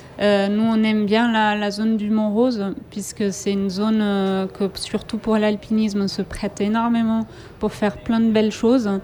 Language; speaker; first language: French; non-native, local second language; Italian